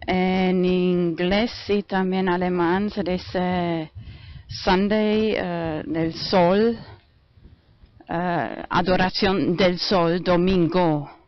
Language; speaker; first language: Spanish; non-native, fluent; German